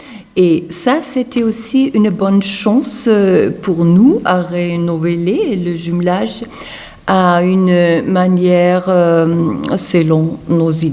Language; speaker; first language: French; non-native, fluent; German